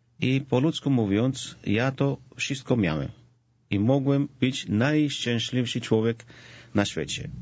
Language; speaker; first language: Polish; non-native, fluent; Georgian